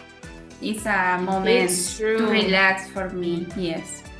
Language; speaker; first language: English; non-native, learner; Spanish